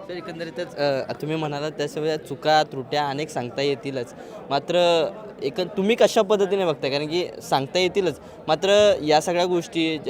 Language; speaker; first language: Marathi; native; Marathi